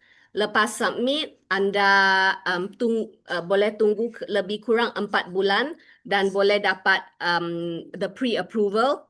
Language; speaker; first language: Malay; non-native, local second language; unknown